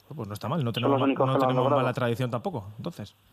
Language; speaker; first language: Spanish; native; Spanish